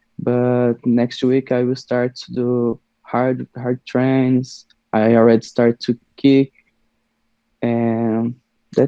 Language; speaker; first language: English; non-native, learner; Portuguese